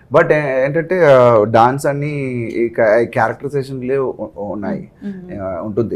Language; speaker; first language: Telugu; non-native, learner; Tamil